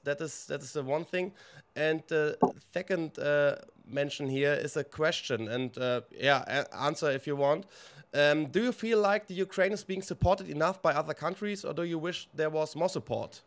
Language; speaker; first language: English; non-native, fluent; German